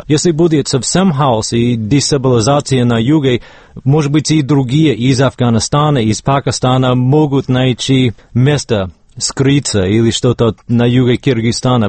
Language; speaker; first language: Russian; non-native, fluent; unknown